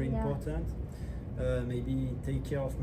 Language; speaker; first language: English; non-native, learner; French